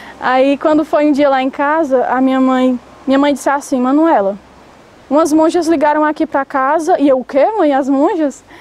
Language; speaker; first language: Portuguese; native; Portuguese